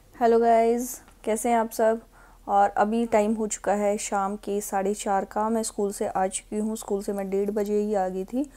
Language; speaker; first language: Hindi; native; Hindi